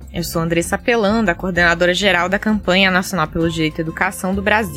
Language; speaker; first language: Portuguese; native; Portuguese